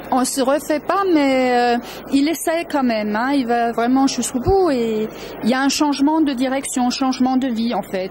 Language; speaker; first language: French; early bilingual, other home language; Danish